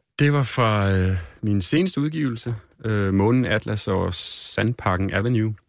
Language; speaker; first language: Danish; native; Danish